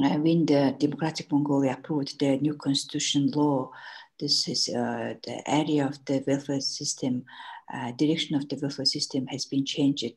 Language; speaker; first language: English; non-native, learner; Mongolian